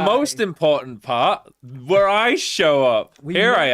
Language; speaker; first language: English; native; English